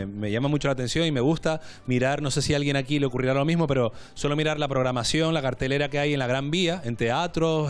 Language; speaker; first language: Spanish; native; Spanish